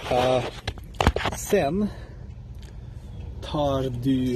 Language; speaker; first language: Swedish; non-native, learner; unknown